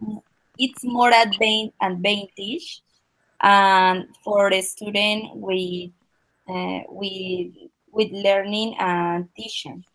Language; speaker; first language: English; non-native, learner; Spanish